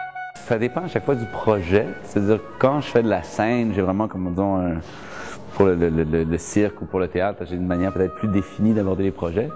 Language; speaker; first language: French; native; French